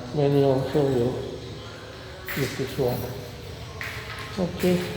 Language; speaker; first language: English; non-native, learner; Indonesian